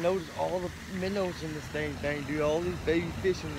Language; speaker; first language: English; native; English